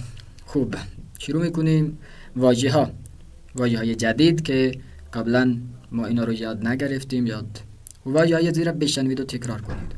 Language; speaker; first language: Persian; non-native, fluent; Urdu